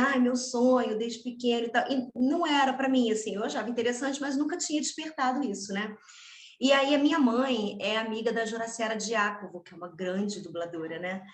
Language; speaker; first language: Portuguese; native; Portuguese